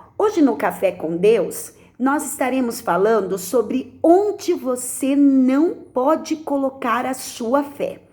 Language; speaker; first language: Portuguese; native; Portuguese